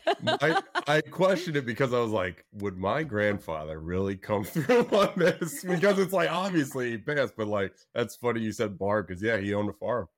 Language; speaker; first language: English; native; English